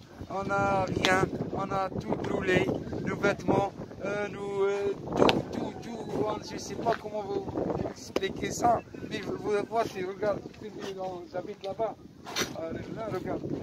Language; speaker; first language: French; non-native, fluent; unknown